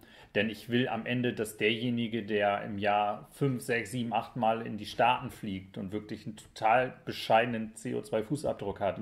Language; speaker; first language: German; native; German